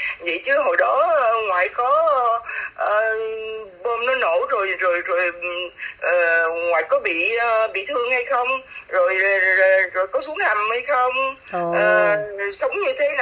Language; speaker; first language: Vietnamese; native; Vietnamese